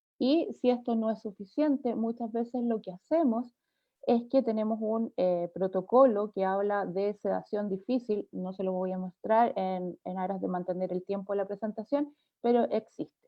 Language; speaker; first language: Spanish; native; Spanish